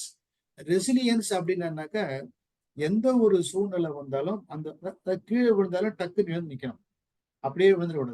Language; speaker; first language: Tamil; native; Tamil